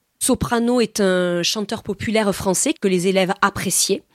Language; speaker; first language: French; native; French